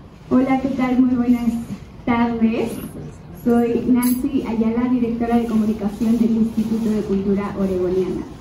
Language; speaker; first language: Spanish; native; Spanish